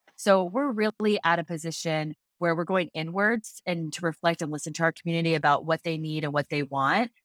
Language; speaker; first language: English; native; English